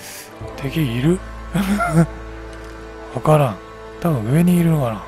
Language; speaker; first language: Japanese; native; Japanese